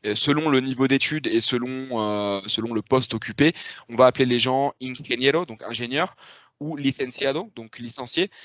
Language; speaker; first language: French; native; French